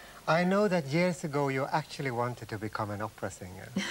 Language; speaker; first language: English; non-native, fluent; Swedish